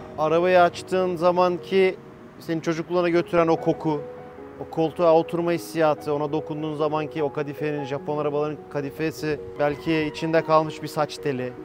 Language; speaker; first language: Turkish; native; Turkish